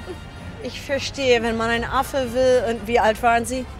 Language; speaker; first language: German; non-native, learner; English